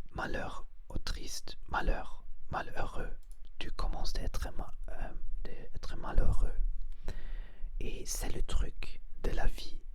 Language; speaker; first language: French; non-native, learner; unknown